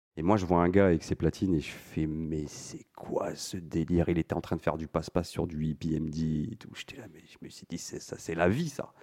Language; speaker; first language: French; native; French